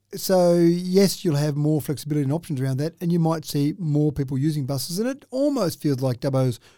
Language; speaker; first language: English; native; English